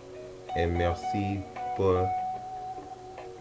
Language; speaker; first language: French; non-native, learner; English